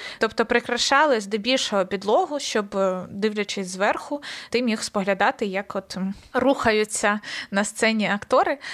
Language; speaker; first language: Ukrainian; native; Ukrainian